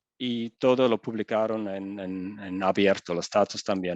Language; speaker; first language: Spanish; non-native, fluent; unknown